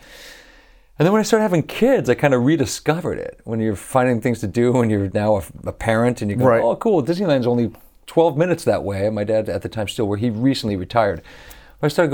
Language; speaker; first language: English; native; English